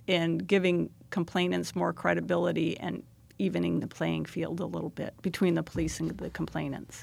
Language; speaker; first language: English; native; English